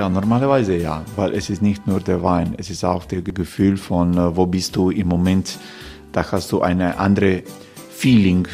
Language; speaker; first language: German; non-native, learner; Croatian